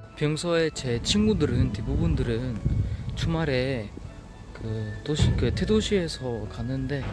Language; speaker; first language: Korean; non-native, learner; French